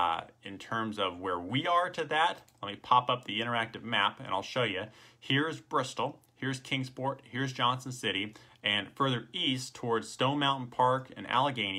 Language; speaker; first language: English; native; English